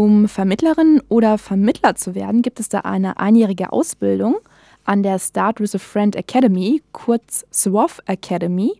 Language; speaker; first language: German; native; German